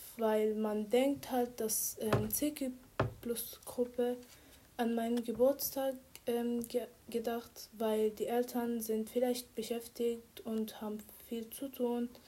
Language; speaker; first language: German; non-native, fluent; Arabic